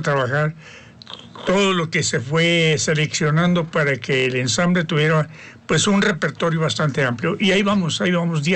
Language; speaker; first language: Spanish; native; Spanish